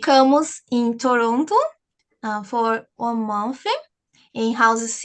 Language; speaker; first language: English; non-native, learner; Portuguese